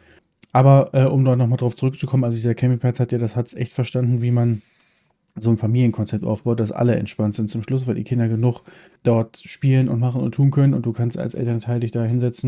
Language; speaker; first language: German; native; German